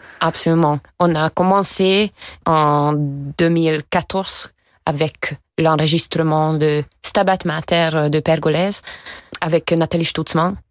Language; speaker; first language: French; non-native, fluent; Hungarian